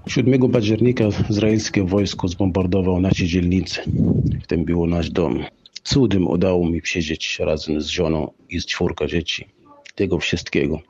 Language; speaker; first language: Polish; non-native, fluent; Arabic